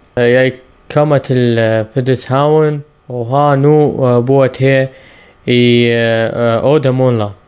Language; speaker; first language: Danish; non-native, learner; Arabic